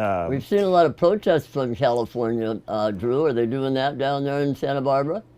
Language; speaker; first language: English; native; English